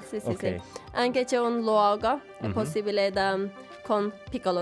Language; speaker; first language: Italian; non-native, learner; Turkish